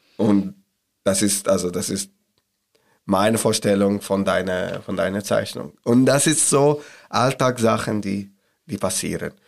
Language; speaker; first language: German; non-native, learner; Arabic